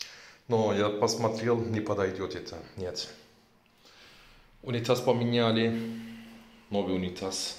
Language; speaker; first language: Russian; non-native, local second language; Turkish